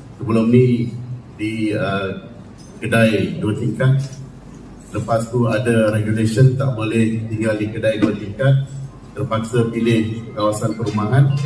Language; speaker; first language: Malay; non-native, local second language; Tamil